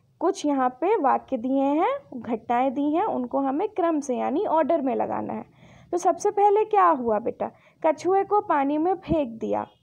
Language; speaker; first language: Hindi; native; Hindi